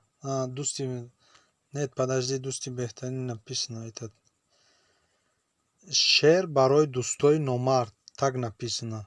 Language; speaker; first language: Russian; non-native, learner; Tajik